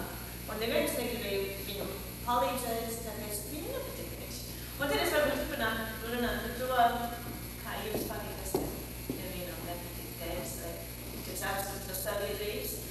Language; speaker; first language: Latvian; early bilingual, heritage; Latvian